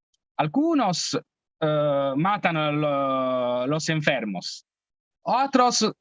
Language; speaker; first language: Spanish; non-native, learner; Italian